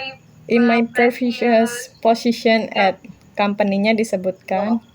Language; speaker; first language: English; non-native, learner; Indonesian